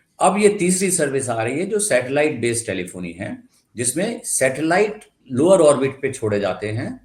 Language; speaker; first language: Hindi; non-native, local second language; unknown